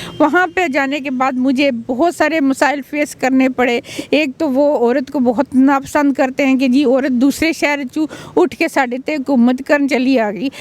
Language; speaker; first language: Urdu; non-native, local second language; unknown